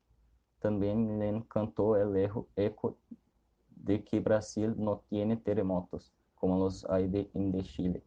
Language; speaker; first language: Spanish; non-native, learner; Portuguese